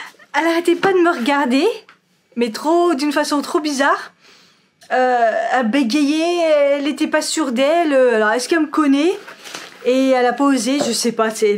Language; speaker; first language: French; native; French